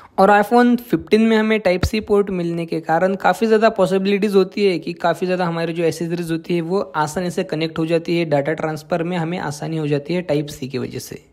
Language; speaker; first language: Hindi; non-native, local second language; Marathi